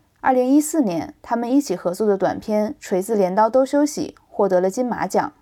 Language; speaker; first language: Chinese; native; Chinese